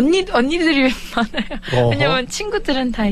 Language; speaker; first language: Korean; early bilingual, heritage; Korean